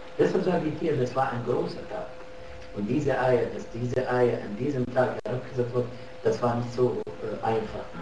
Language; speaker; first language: German; non-native, fluent; Arabic